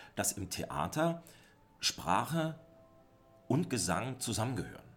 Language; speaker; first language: German; native; German